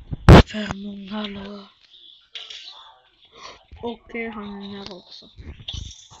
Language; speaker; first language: Swedish; early bilingual, other home language; French